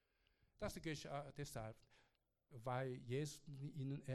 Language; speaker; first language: German; non-native, learner; Korean